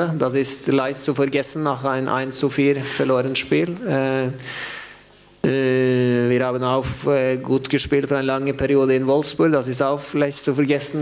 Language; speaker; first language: German; non-native, fluent; Norwegian